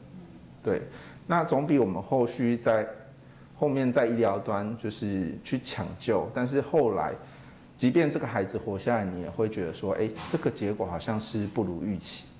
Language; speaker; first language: Chinese; native; Chinese